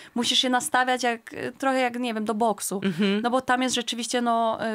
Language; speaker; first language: Polish; native; Polish